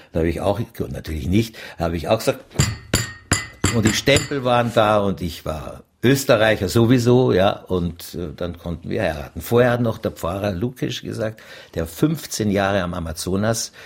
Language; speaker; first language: German; native; German